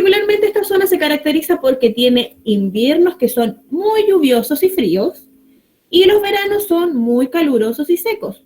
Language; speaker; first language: Spanish; native; Spanish